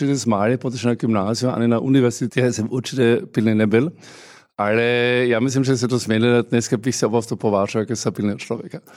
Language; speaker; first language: Czech; non-native, fluent; German